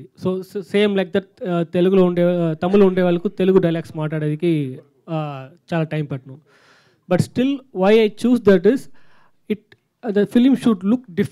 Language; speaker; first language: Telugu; non-native, local second language; Tamil